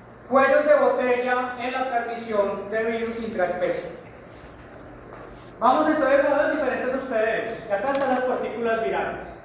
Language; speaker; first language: Spanish; native; Spanish